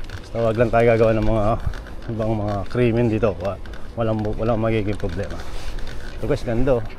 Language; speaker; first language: Filipino; native; Filipino